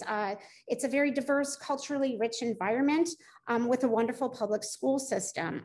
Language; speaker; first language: English; native; English